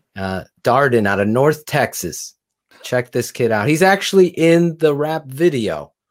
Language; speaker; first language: English; native; English